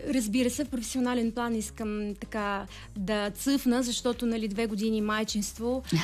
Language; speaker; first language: Bulgarian; early bilingual, heritage; Bulgarian